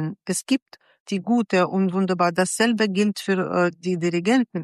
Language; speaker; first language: German; non-native, fluent; Russian